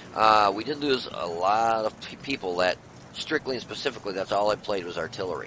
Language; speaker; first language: English; native; English